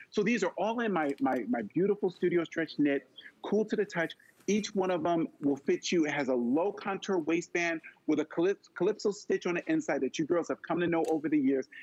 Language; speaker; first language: English; native; English